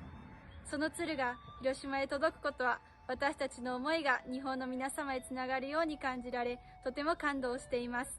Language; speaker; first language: Japanese; early bilingual, heritage; Japanese